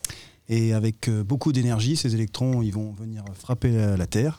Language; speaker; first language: French; native; French